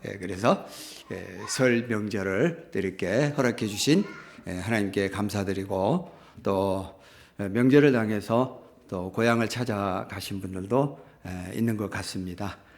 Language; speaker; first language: Korean; native; Korean